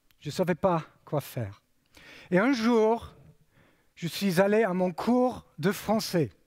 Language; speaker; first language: French; non-native, fluent; English